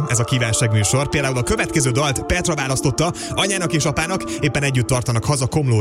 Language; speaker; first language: Hungarian; native; Hungarian